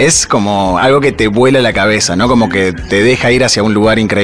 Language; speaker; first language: Spanish; native; Spanish